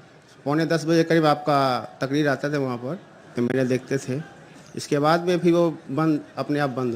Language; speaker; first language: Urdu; non-native, local second language; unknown